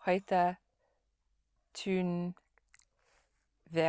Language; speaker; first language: German; non-native, learner; English